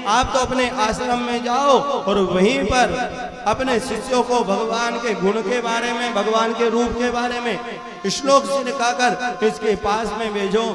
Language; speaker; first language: Hindi; native; Hindi